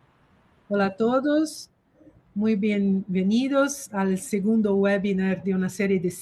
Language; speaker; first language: Spanish; non-native, fluent; Portuguese